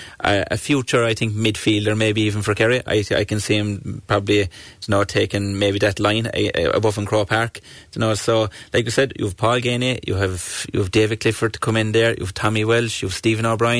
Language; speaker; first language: English; native; English